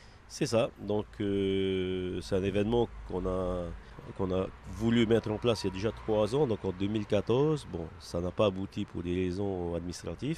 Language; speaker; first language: French; native; French